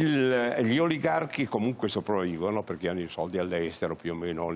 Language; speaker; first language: Italian; native; Italian